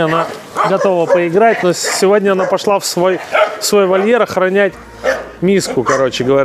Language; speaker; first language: Russian; native; Russian